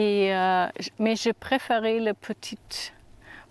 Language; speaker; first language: French; non-native, learner; German